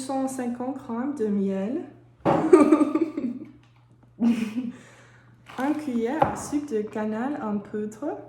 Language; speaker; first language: French; non-native, learner; English